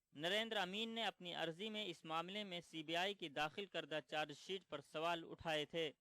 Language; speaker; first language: Urdu; native; Urdu